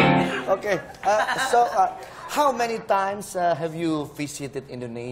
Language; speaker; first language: English; non-native, learner; Indonesian